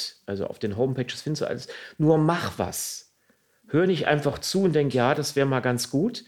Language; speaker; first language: German; native; German